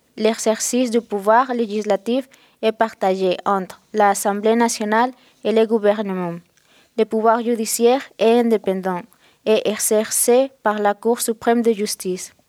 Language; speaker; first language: French; non-native, fluent; Spanish